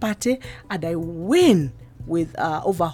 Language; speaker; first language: English; non-native, local second language; Kikuyu